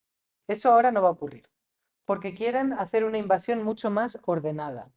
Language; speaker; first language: Spanish; native; Spanish